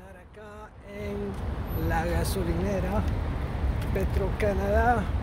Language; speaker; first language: Spanish; native; Spanish